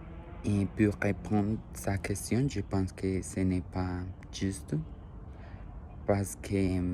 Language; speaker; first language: French; non-native, learner; Spanish